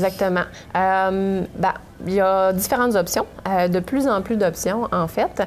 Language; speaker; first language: French; native; French